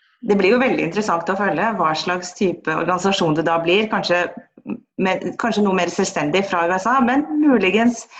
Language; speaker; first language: Norwegian; native; Norwegian